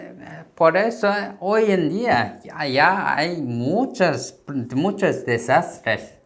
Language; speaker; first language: Spanish; non-native, learner; Korean